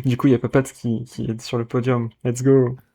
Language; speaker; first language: French; native; French